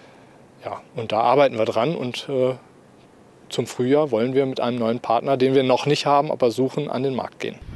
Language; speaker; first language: German; native; German